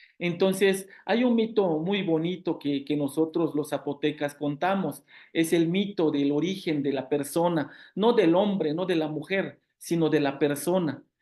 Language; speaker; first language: Spanish; non-native, local second language; Zapotec